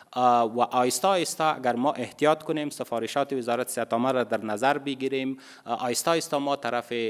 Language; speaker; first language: Persian; non-native, local second language; Pashto